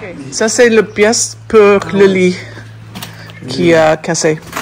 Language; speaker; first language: French; non-native, learner; English